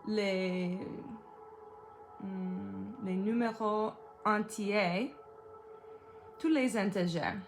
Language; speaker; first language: French; non-native, learner; English